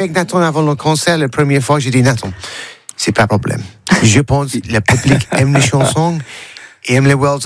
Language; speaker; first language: French; non-native, learner; English